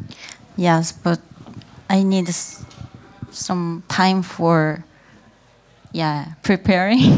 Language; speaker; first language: English; non-native, learner; Korean